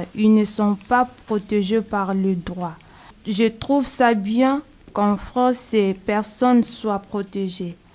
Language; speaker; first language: French; non-native, local second language; Lingala